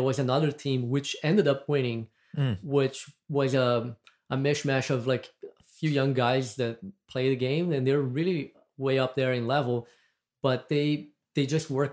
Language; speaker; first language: English; non-native, fluent; Portuguese